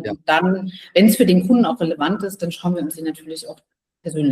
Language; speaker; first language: German; native; German